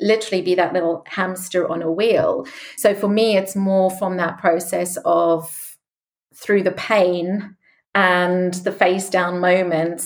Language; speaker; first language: English; native; English